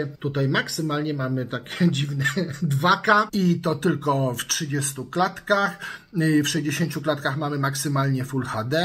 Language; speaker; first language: Polish; native; Polish